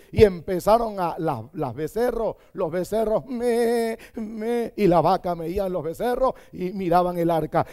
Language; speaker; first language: Spanish; native; Spanish